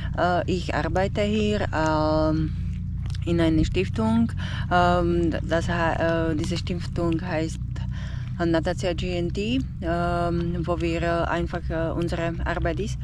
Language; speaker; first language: German; non-native, learner; Slovak